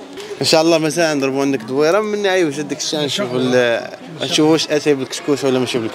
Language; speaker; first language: Arabic; native; Arabic